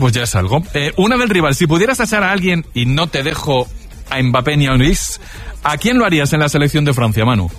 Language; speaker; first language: Spanish; native; Spanish